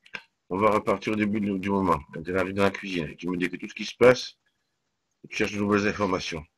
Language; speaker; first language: French; native; French